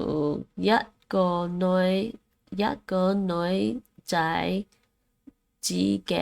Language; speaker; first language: Cantonese; non-native, learner; Dutch